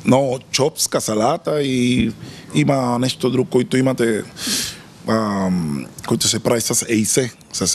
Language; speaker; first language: Bulgarian; non-native, learner; Spanish